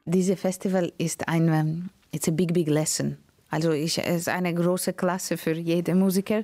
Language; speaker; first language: German; non-native, learner; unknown